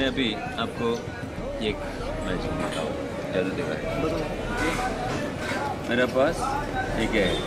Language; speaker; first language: Hindi; non-native, fluent; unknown